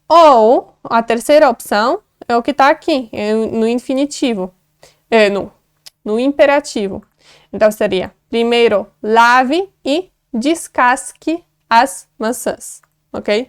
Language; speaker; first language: Portuguese; non-native, fluent; Polish